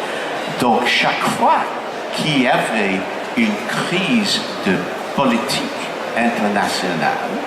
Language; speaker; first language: French; non-native, fluent; English